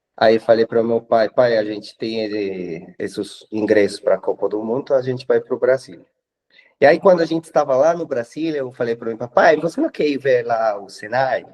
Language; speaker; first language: Portuguese; non-native, fluent; Spanish